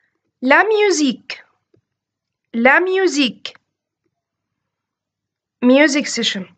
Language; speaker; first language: French; non-native, fluent; Arabic